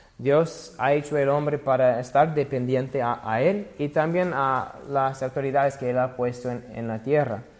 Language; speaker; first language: Spanish; non-native, fluent; English